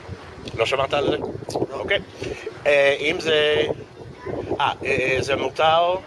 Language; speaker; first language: Hebrew; non-native, fluent; English